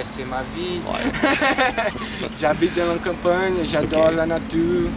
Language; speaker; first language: French; non-native, learner; Portuguese